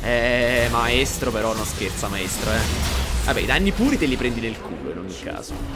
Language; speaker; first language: Italian; native; Italian